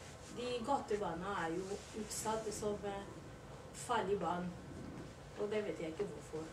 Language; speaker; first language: Norwegian; non-native, learner; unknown